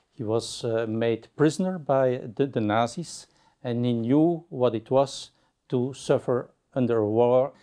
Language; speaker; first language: English; non-native, fluent; Dutch